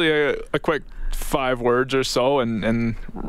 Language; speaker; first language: English; native; English